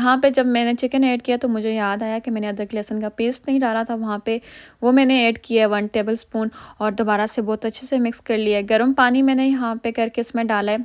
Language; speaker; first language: Urdu; native; Urdu